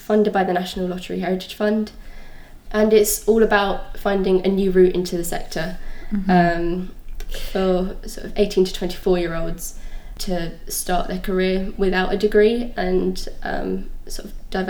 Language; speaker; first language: English; native; English